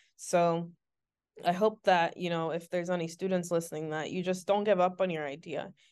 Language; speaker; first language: English; native; English